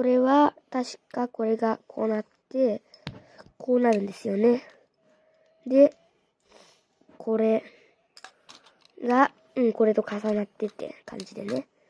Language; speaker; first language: Japanese; native; Japanese